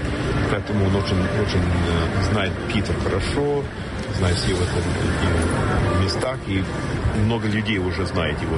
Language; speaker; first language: Russian; non-native, fluent; English